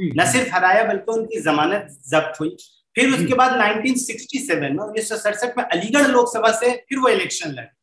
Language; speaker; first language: Hindi; native; Hindi